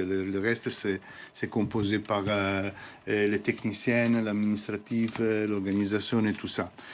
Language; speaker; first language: French; non-native, fluent; Italian